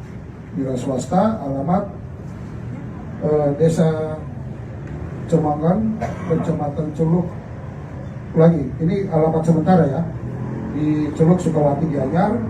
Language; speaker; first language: Indonesian; native; Indonesian